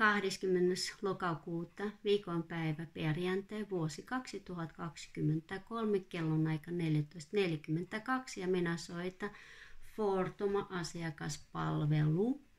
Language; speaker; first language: Finnish; non-native, fluent; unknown